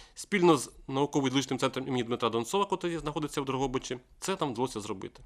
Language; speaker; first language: Ukrainian; native; Ukrainian